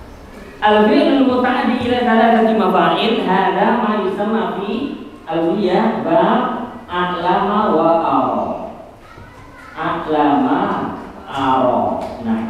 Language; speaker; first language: Arabic; non-native, fluent; Indonesian